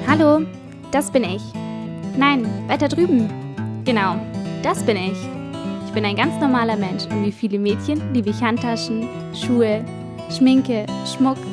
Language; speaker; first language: German; native; German